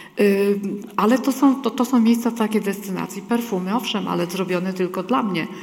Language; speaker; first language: Polish; native; Polish